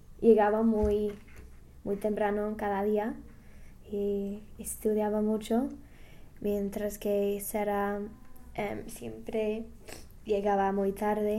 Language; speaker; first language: Spanish; non-native, learner; English